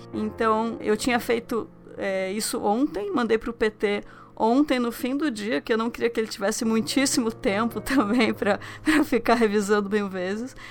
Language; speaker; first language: Portuguese; native; Portuguese